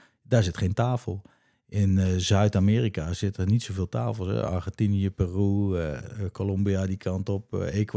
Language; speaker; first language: Dutch; native; Dutch